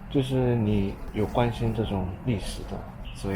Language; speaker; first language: Chinese; non-native, fluent; Korean